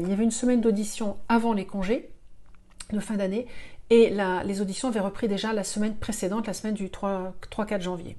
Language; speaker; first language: French; native; French